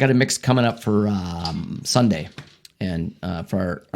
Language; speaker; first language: English; native; English